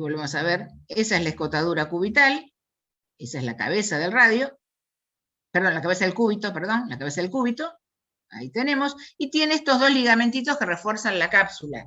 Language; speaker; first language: Spanish; native; Spanish